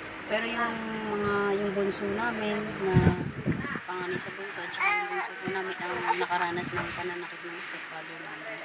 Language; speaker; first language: Filipino; native; Filipino